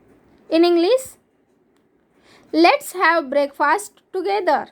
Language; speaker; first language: English; non-native, local second language; Hindi